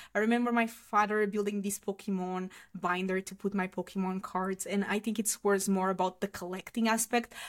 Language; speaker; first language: English; non-native, fluent; Portuguese